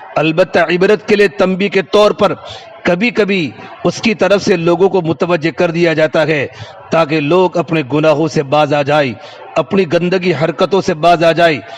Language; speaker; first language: Urdu; non-native, local second language; Gujarati